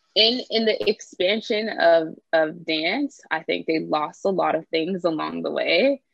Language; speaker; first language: English; native; English